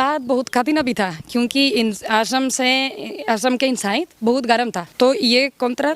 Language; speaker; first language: Hindi; non-native, learner; Spanish